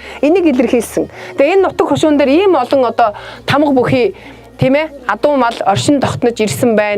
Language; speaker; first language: Mongolian; native; Mongolian